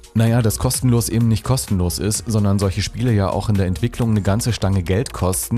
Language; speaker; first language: German; native; German